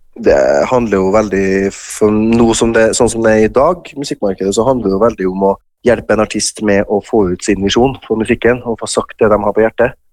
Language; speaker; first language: Norwegian; native; Norwegian